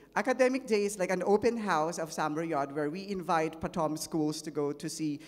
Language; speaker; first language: English; non-native, local second language; Filipino